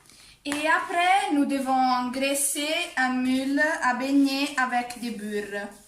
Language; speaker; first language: French; non-native, learner; Italian